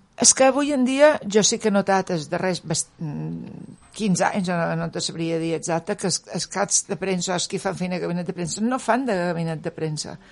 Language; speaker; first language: Catalan; native; Catalan